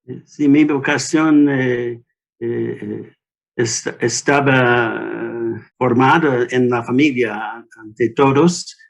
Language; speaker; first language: Spanish; non-native, learner; English